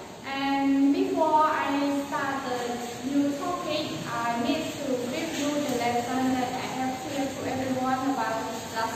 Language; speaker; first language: English; non-native, fluent; Khmer